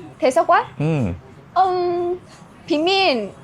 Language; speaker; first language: Korean; non-native, learner; Vietnamese